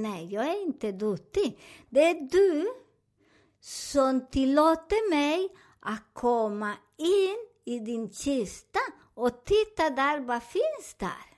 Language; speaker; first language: Swedish; non-native, fluent; Spanish